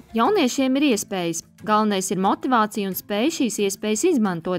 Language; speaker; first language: Latvian; native; Latvian